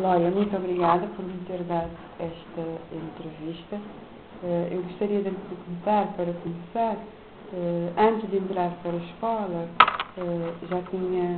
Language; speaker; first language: Portuguese; non-native, local second language; Kabuverdianu